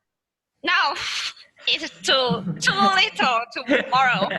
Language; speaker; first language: English; non-native, learner; Vietnamese